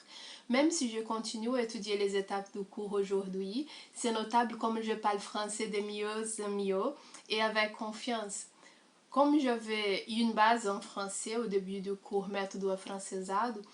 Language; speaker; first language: French; non-native, fluent; Portuguese